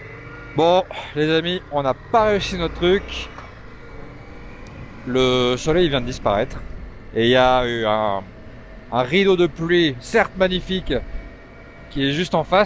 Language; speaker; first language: French; native; French